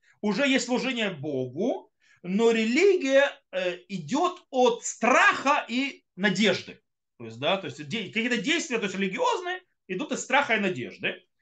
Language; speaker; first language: Russian; early bilingual, heritage; Russian